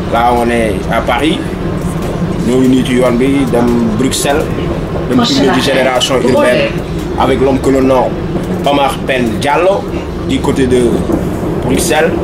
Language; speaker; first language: French; non-native, local second language; Wolof